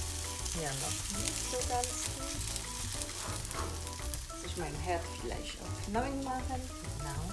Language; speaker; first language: German; non-native, fluent; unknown